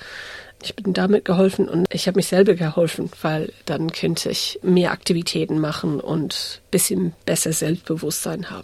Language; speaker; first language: German; non-native, fluent; English